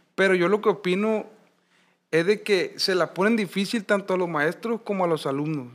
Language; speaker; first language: Spanish; native; Spanish